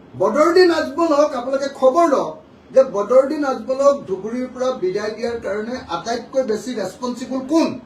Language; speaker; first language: Assamese; native; Assamese